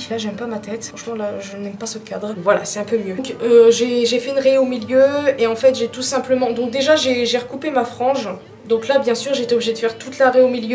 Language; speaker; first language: French; native; French